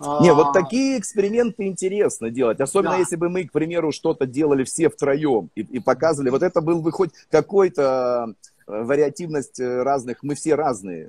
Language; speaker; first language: Russian; native; Russian